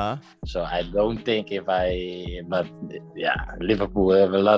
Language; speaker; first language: English; non-native, fluent; Dutch